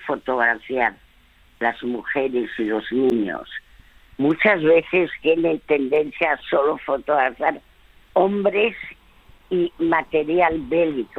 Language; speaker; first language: Spanish; early bilingual, other home language; French